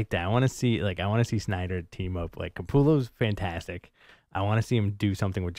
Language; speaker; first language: English; native; English